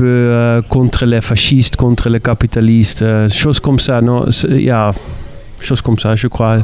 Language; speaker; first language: French; non-native, learner; Dutch